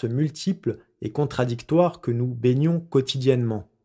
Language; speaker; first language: French; native; French